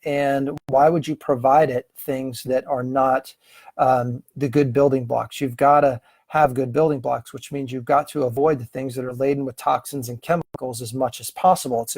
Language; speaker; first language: English; native; English